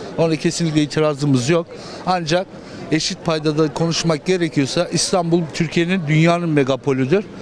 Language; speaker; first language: Turkish; native; Turkish